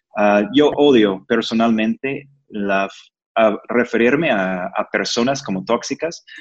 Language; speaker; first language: Spanish; non-native, fluent; English